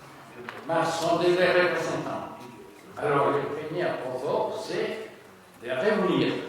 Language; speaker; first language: French; non-native, learner; Spanish